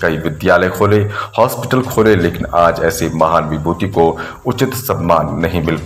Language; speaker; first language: Hindi; native; Hindi